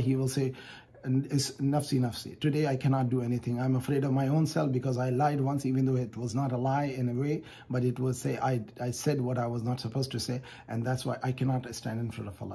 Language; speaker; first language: English; non-native, fluent; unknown